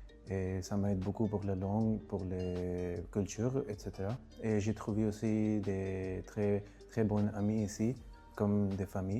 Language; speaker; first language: French; non-native, learner; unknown